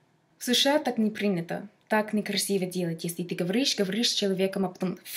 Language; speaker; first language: Russian; non-native, fluent; English